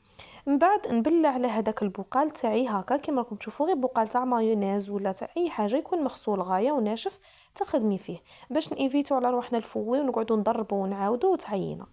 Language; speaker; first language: Arabic; native; Arabic